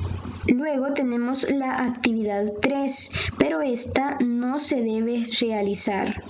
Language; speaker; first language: Spanish; native; Spanish